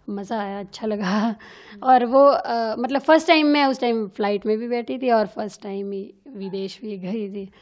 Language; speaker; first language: Hindi; native; Hindi